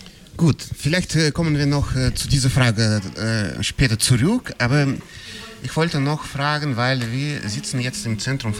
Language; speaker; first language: German; non-native, fluent; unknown